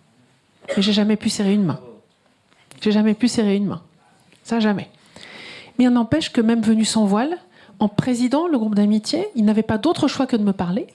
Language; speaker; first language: French; native; French